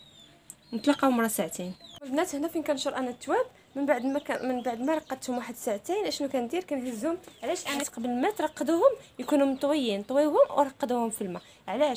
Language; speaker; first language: Arabic; native; Arabic